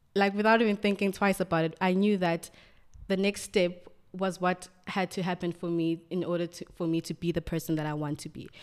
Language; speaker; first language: English; non-native, local second language; Zulu